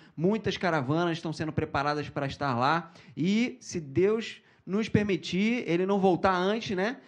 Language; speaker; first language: Portuguese; native; Portuguese